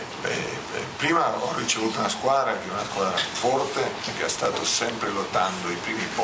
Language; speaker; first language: Italian; non-native, fluent; Spanish